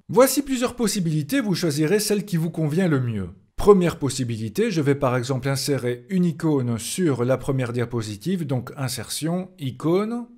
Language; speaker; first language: French; native; French